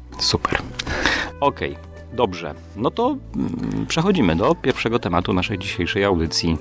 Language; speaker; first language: Polish; native; Polish